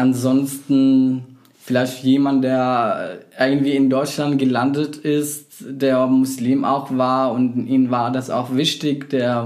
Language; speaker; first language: German; non-native, fluent; Arabic